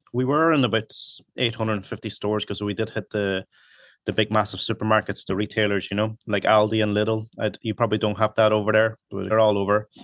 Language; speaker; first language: English; early bilingual, other home language; Cantonese